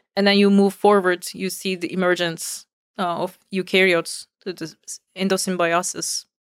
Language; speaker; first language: English; non-native, fluent; Turkish